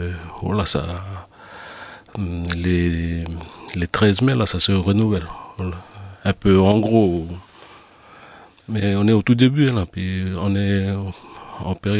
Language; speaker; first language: French; native; French